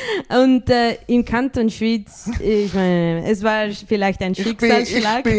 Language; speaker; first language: German; early bilingual, other home language; Spanish